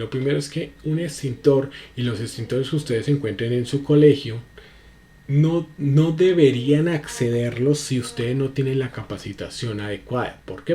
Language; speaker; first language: Spanish; native; Spanish